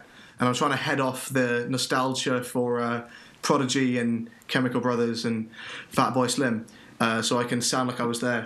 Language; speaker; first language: English; native; English